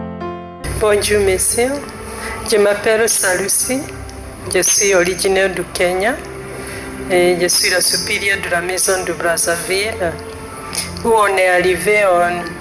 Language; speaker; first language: French; non-native, fluent; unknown